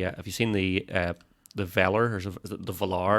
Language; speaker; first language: English; native; English